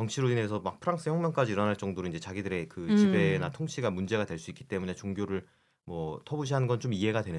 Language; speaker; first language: Korean; native; Korean